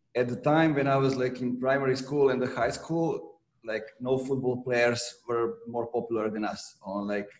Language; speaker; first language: English; non-native, fluent; Serbian